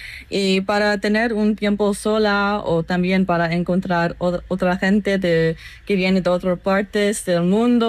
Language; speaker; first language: Spanish; non-native, learner; English